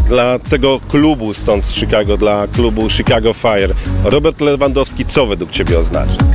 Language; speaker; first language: Polish; native; Polish